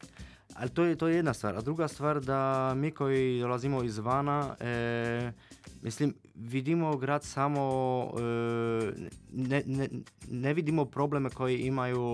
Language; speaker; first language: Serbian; non-native, fluent; Polish